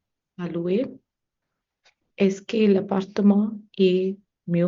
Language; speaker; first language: French; non-native, learner; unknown